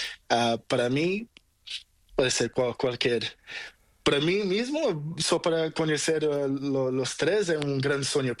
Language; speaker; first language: Spanish; non-native, learner; Portuguese